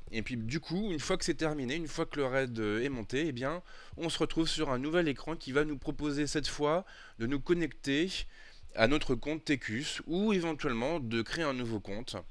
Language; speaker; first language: French; native; French